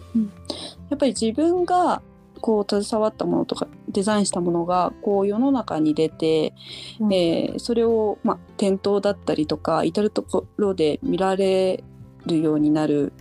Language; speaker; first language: Japanese; native; Japanese